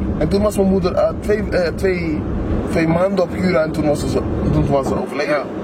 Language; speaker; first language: Dutch; non-native, local second language; Papiamento